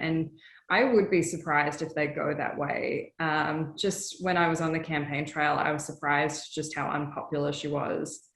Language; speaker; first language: English; native; English